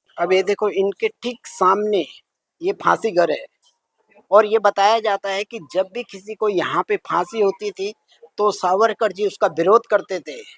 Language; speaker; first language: Hindi; native; Hindi